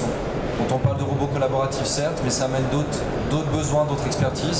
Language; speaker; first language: French; native; French